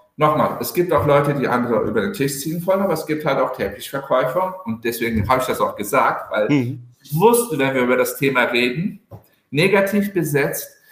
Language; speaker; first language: German; early bilingual, other home language; Turkish